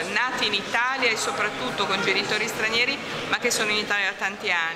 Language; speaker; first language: Italian; native; Italian